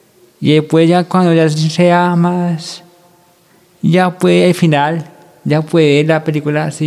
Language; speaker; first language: Spanish; non-native, local second language; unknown